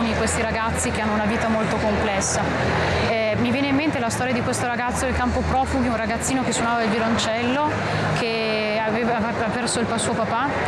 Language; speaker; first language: Italian; native; Italian